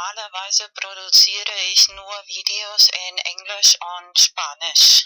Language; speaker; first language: German; non-native, fluent; Spanish